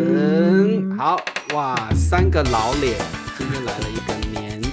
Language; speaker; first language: Chinese; native; Chinese